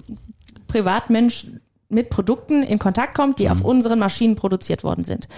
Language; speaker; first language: German; native; German